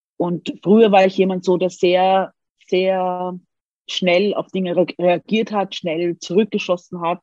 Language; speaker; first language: German; early bilingual, other home language; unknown